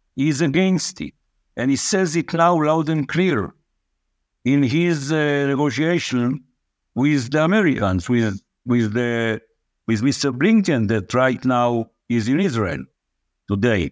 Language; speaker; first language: English; non-native, fluent; Hebrew